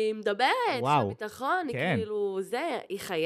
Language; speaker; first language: Hebrew; native; Hebrew